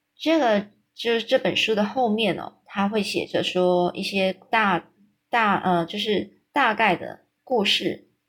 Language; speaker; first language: Chinese; native; Chinese